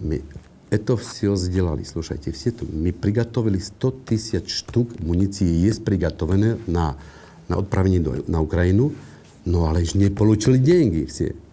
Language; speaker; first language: Russian; non-native, learner; Slovak